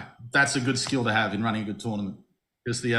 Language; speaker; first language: English; native; English